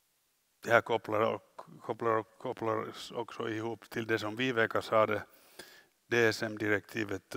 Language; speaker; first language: Swedish; non-native, local second language; Finnish